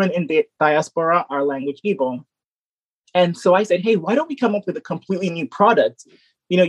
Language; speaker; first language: English; native; English